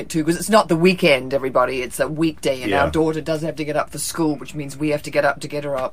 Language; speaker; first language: English; native; English